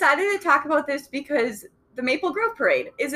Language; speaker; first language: English; native; English